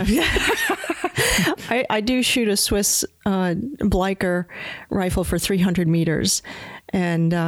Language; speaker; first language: English; native; English